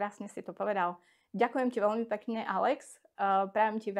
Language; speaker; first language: Slovak; native; Slovak